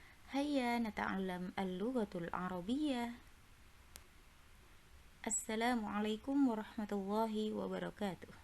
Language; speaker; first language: Arabic; non-native, learner; Indonesian